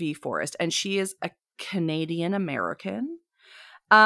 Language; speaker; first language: English; native; English